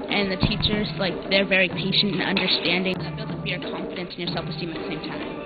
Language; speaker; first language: English; native; English